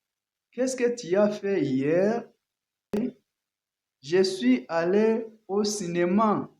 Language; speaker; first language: French; non-native, learner; Kinyarwanda